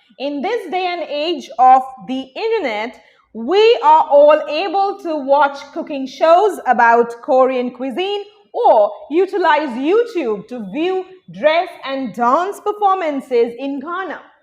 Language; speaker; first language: English; non-native, local second language; Bangla